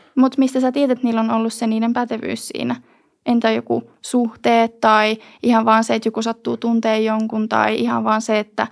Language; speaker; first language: Finnish; native; Finnish